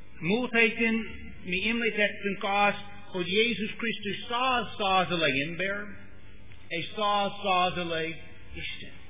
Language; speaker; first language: Hungarian; non-native, fluent; English